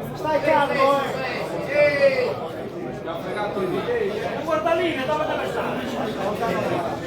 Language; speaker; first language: Italian; native; Italian